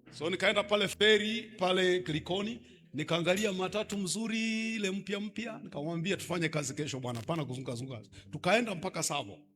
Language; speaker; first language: Swahili; non-native, local second language; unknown